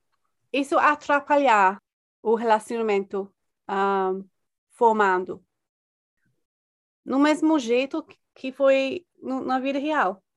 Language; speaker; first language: Portuguese; non-native, fluent; English